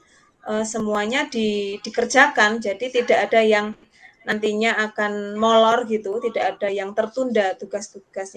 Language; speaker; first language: Indonesian; non-native, local second language; Javanese